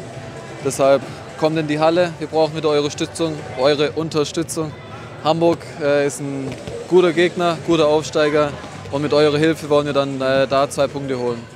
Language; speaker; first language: German; native; German